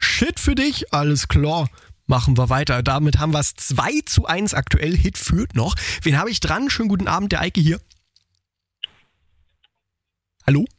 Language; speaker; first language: German; native; German